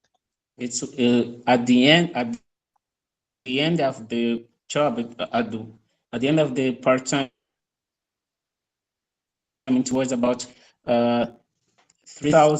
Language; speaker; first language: English; non-native, fluent; Portuguese